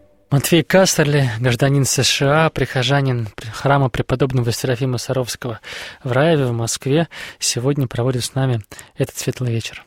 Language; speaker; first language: Russian; native; Russian